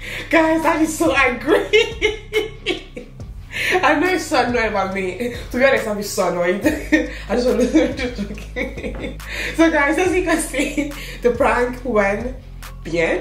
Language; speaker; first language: English; native; English